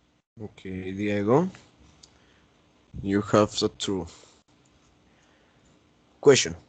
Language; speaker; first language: English; non-native, learner; Spanish